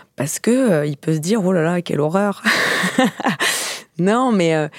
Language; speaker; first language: French; native; French